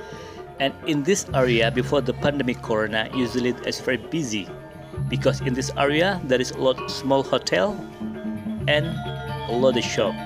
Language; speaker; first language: English; non-native, learner; Indonesian